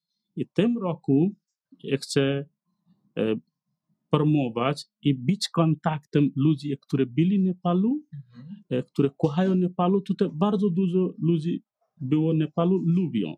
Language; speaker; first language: Polish; non-native, learner; Nepali